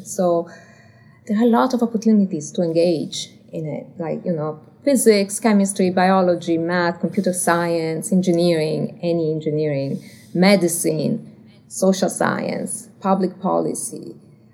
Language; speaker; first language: English; non-native, fluent; Italian